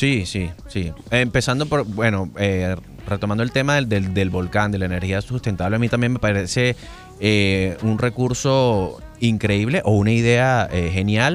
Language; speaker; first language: Spanish; native; Spanish